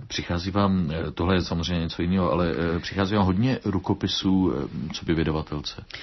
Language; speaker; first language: Czech; native; Czech